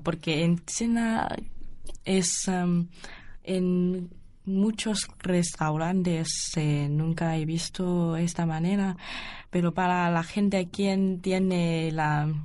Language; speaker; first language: Spanish; non-native, learner; Chinese